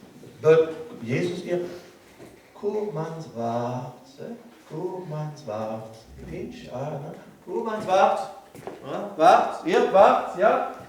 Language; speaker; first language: Latvian; non-native, learner; French